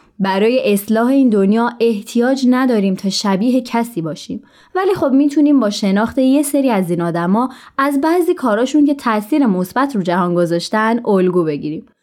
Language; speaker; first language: Persian; native; Persian